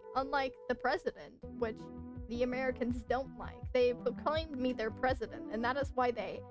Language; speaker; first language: English; native; English